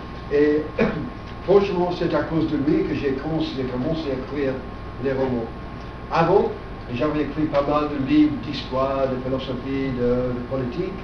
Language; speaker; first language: French; non-native, fluent; English